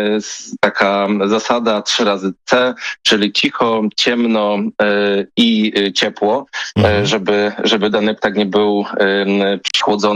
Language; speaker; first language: Polish; native; Polish